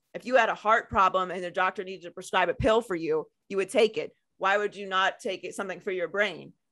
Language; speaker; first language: English; native; English